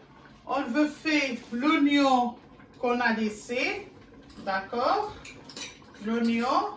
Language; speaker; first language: French; non-native, learner; Arabic